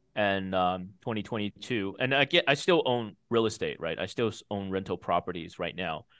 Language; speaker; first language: English; early bilingual, other home language; Chinese